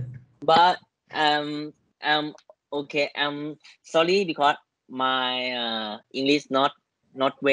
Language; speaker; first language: English; non-native, learner; Thai